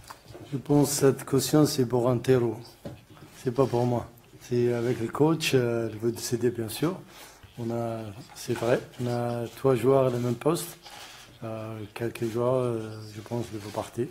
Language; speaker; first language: French; non-native, learner; Arabic